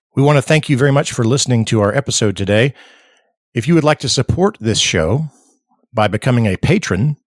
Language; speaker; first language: English; early bilingual, other home language; Spanish